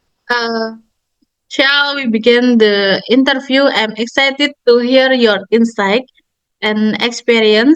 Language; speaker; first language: English; non-native, learner; Indonesian